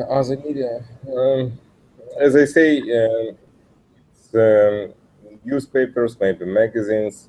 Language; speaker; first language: English; non-native, learner; Russian